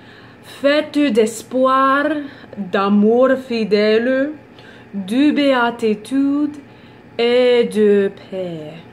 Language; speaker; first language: French; non-native, learner; English